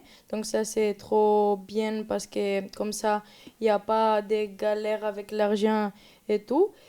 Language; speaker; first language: French; non-native, learner; Spanish